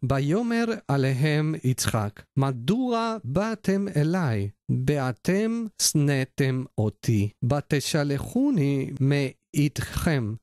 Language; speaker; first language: Hebrew; non-native, learner; Spanish